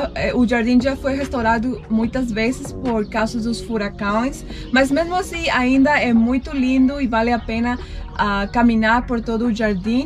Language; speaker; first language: Portuguese; non-native, fluent; Spanish